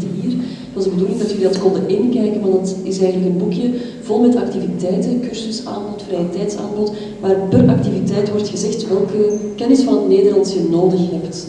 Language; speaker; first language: Dutch; native; Dutch